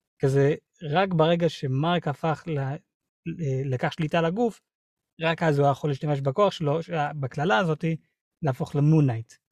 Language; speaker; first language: Hebrew; early bilingual, other home language; English